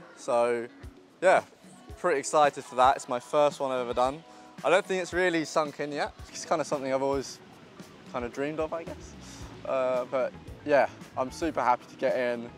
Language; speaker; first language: English; native; English